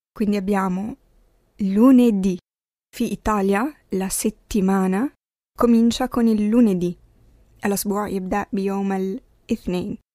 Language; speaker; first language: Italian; non-native, fluent; Arabic